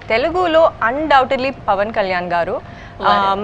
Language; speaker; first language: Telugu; early bilingual, heritage; Kannada